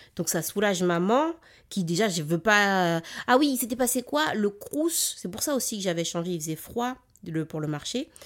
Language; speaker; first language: French; native; French